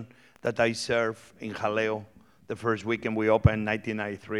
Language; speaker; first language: English; non-native, fluent; Spanish